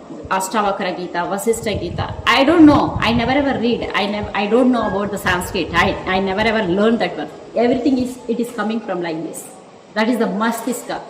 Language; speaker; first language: English; non-native, local second language; Telugu